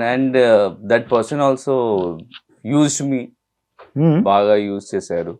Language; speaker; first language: Telugu; non-native, learner; Hindi